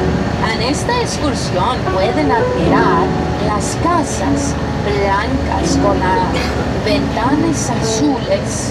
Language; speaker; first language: Spanish; non-native, learner; Greek